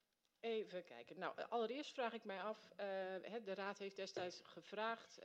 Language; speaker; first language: Dutch; native; Dutch